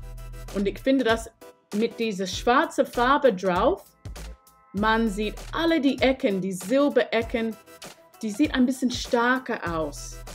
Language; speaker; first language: German; non-native, fluent; English